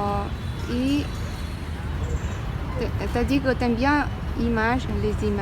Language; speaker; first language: French; non-native, learner; Vietnamese